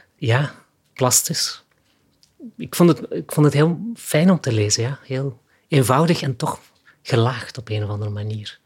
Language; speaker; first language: Dutch; native; Dutch